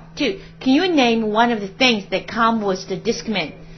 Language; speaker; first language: English; non-native, fluent; Chinese